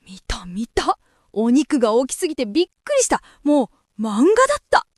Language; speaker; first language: Japanese; native; Japanese